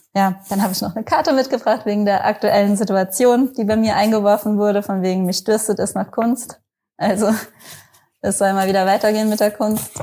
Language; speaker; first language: German; native; German